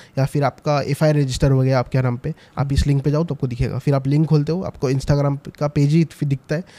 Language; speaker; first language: Hindi; non-native, local second language; Assamese